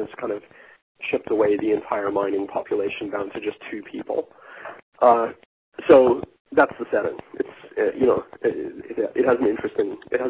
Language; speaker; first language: English; native; English